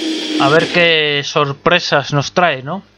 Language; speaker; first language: Spanish; native; Spanish